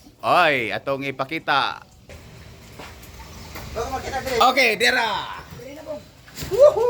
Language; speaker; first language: Filipino; non-native, local second language; Cebuano